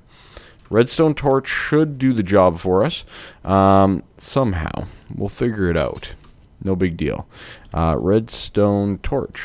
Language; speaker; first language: English; native; English